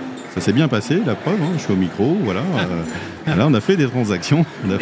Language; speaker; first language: French; native; French